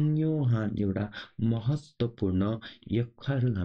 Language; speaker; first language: Korean; non-native, local second language; Nepali